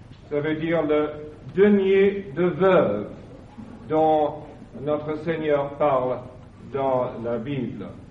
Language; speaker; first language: French; non-native, fluent; English